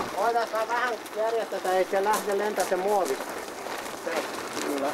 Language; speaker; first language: Finnish; non-native, learner; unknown